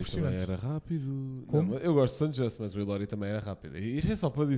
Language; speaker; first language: Portuguese; native; Portuguese